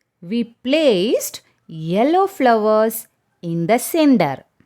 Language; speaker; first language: English; non-native, local second language; Malayalam